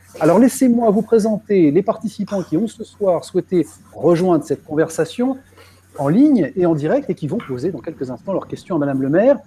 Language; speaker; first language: French; native; French